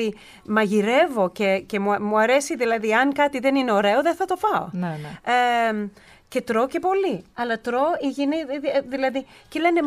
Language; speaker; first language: Greek; early bilingual, heritage; Greek